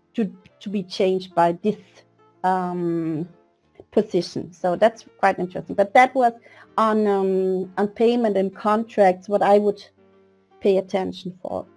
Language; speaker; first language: English; non-native, fluent; German